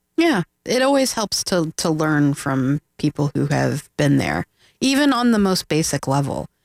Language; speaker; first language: English; native; English